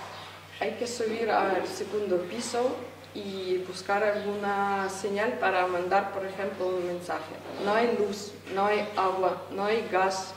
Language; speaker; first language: Spanish; non-native, fluent; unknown